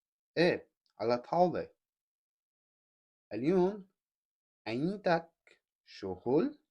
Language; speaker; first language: Arabic; non-native, learner; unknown